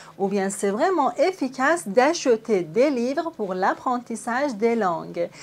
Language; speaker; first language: French; non-native, fluent; Persian